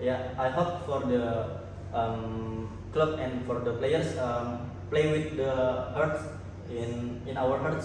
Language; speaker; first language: English; non-native, learner; Indonesian